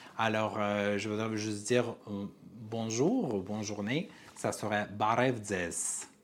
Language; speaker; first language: French; non-native, fluent; Armenian